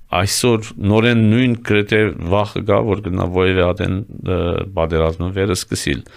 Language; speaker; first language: Armenian; early bilingual, heritage; Armenian